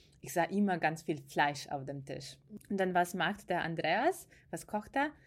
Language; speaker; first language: German; non-native, fluent; Ukrainian